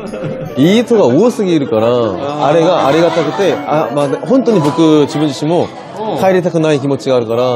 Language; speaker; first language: Japanese; non-native, fluent; Korean